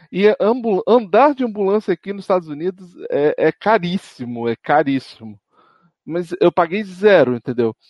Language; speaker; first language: Portuguese; native; Portuguese